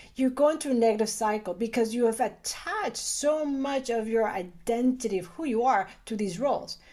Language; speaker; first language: English; early bilingual, other home language; Spanish